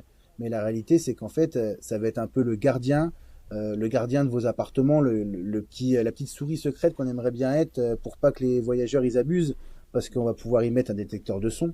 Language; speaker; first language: French; native; French